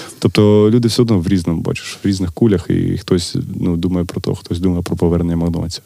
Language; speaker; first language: Ukrainian; non-native, local second language; Russian